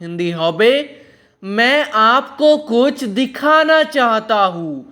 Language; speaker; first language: Hindi; non-native, local second language; Bangla